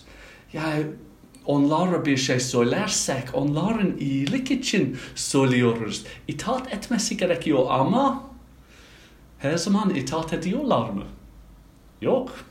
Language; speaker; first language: Turkish; non-native, fluent; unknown